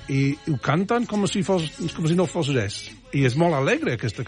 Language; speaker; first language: Catalan; non-native, fluent; English